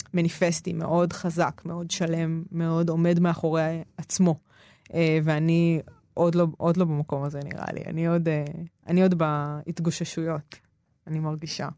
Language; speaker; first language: Hebrew; native; Hebrew